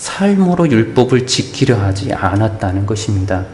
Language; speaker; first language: Korean; native; Korean